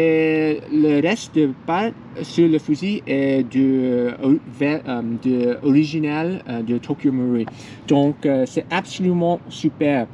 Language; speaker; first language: French; non-native, learner; English